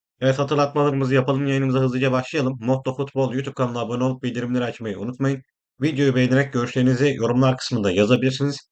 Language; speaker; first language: Turkish; native; Turkish